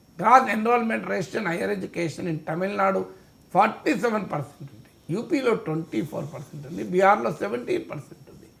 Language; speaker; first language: Telugu; native; Telugu